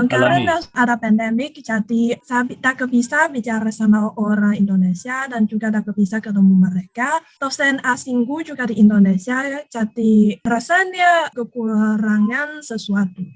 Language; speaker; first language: Indonesian; non-native, learner; Chinese